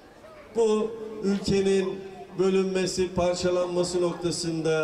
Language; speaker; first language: Turkish; native; Turkish